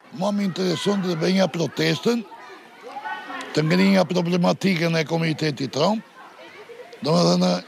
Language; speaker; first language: Albanian; non-native, local second language; Romany